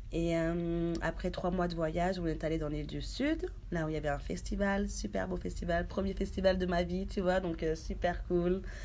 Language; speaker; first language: French; early bilingual, other home language; Haitian Creole